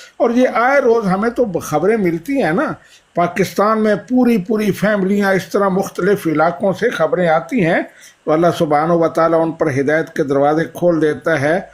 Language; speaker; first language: Urdu; non-native, local second language; Punjabi